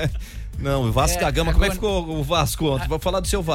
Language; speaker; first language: Portuguese; native; Portuguese